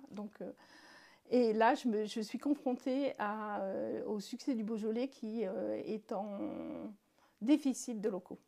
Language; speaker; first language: French; native; French